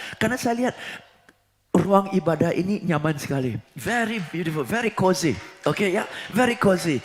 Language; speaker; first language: Indonesian; non-native, fluent; English